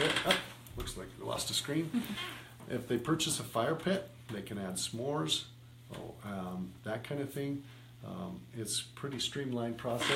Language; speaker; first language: English; native; English